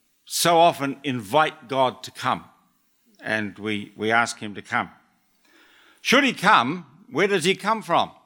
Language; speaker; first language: English; native; English